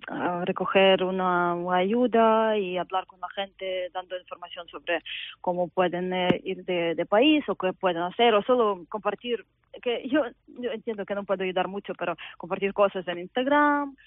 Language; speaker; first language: Spanish; non-native, fluent; Ukrainian